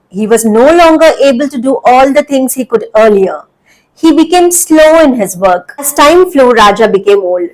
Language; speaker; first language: English; non-native, local second language; Telugu